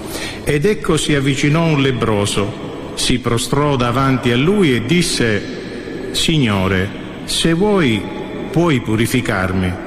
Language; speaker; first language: Italian; native; Italian